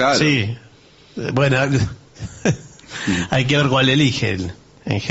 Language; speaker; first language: Spanish; native; Spanish